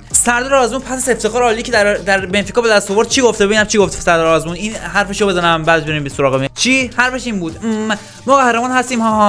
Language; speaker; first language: Persian; native; Persian